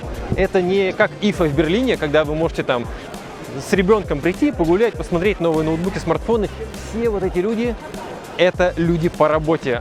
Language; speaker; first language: Russian; native; Russian